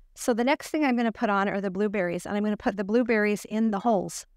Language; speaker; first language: English; native; English